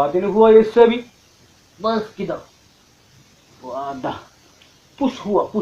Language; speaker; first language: Arabic; non-native, learner; Malayalam